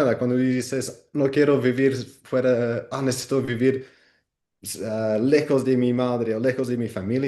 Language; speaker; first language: Spanish; non-native, fluent; Dutch